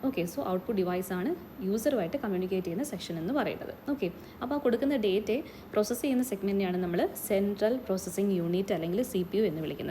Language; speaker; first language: Malayalam; native; Malayalam